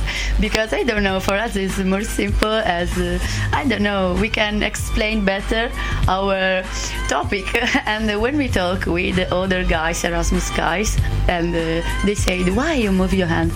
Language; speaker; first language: English; non-native, learner; Italian